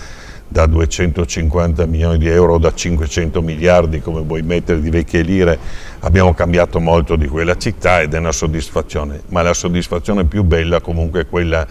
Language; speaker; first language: Italian; native; Italian